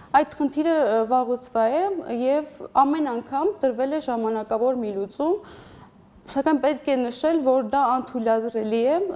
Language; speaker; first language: Armenian; non-native, local second language; Assyrian Neo-Aramaic